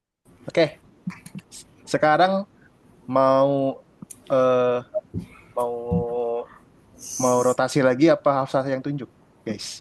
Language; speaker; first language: Indonesian; native; Indonesian